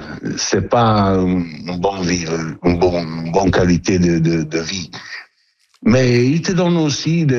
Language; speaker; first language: French; non-native, learner; Italian